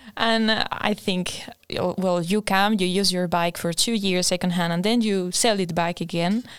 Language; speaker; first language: English; non-native, fluent; Spanish